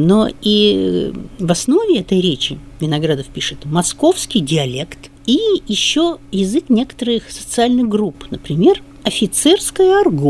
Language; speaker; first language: Russian; native; Russian